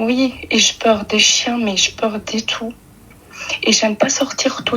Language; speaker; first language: French; native; French